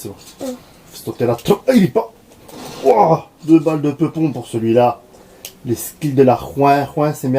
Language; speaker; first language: French; native; French